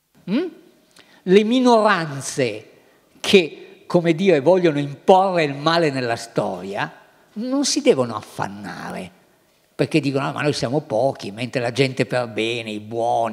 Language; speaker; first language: Italian; native; Italian